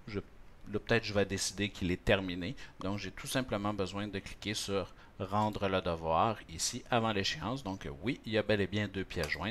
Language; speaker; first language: French; native; French